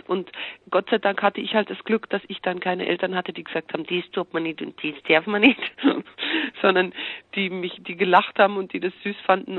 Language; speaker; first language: German; native; German